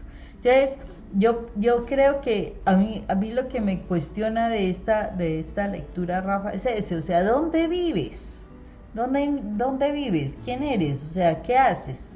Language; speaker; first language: Spanish; native; Spanish